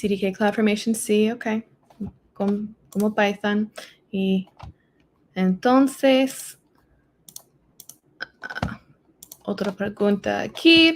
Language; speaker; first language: Spanish; non-native, learner; English